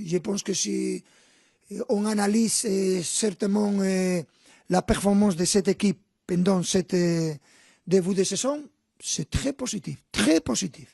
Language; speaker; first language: French; non-native, fluent; Spanish